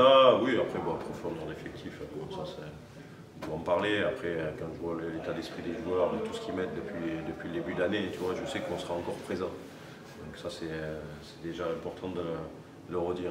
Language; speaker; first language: French; native; French